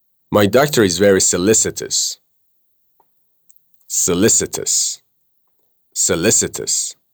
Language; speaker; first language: English; non-native, fluent; Persian